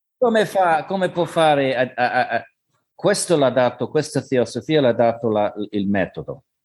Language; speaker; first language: Italian; non-native, learner; English